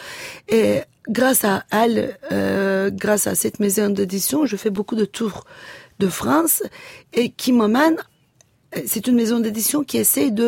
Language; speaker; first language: French; non-native, fluent; Turkish